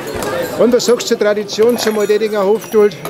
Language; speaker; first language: German; native; German